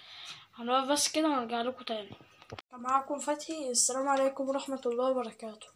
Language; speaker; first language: Arabic; native; Arabic